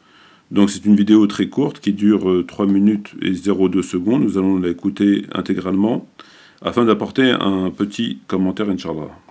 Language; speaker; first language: French; native; French